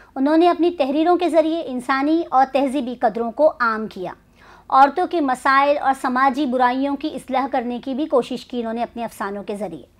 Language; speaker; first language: Hindi; non-native, local second language; Urdu